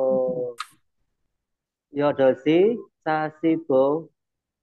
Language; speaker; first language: Korean; non-native, learner; Indonesian